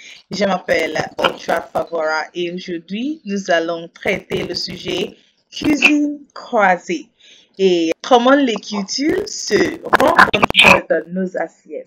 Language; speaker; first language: French; non-native, fluent; English